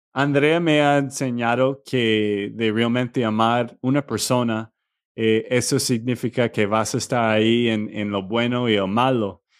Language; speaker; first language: Spanish; non-native, learner; English